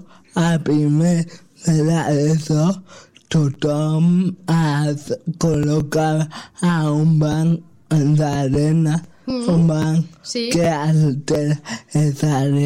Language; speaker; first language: Catalan; non-native, local second language; Spanish